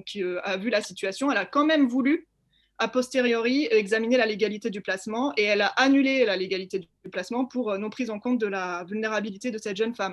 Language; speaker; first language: French; native; French